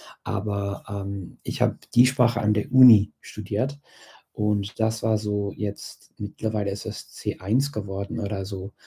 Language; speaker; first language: German; non-native, fluent; English